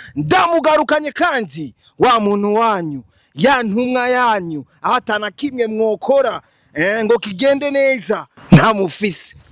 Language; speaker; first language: Rundi; native; Rundi